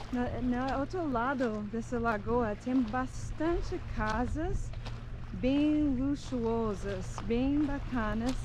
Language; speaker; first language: Portuguese; non-native, fluent; English